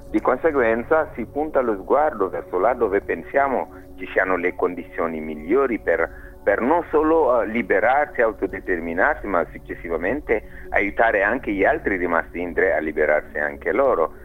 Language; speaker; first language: Italian; non-native, fluent; Wolof